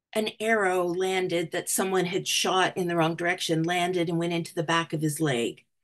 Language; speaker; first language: English; native; English